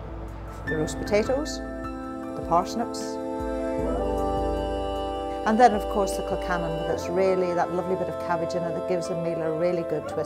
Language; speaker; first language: English; native; English